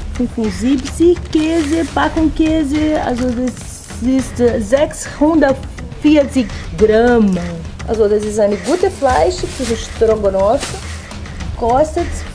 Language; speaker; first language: German; non-native, learner; Portuguese